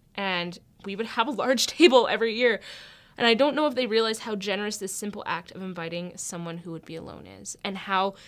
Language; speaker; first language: English; native; English